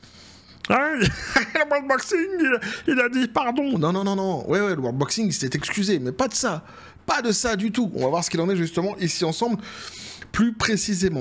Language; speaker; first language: French; native; French